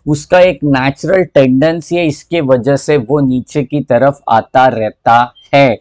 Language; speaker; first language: Hindi; native; Hindi